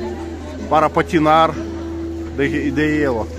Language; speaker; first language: Spanish; non-native, learner; Russian